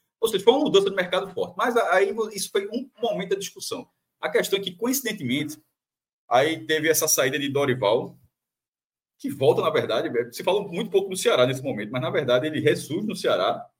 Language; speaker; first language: Portuguese; native; Portuguese